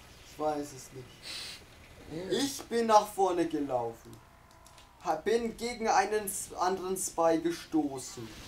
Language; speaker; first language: German; native; German